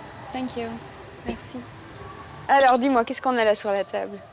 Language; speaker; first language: French; native; French